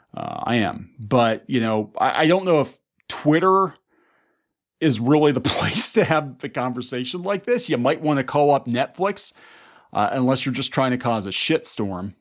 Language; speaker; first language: English; native; English